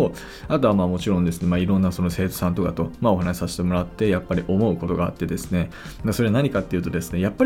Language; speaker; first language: Japanese; native; Japanese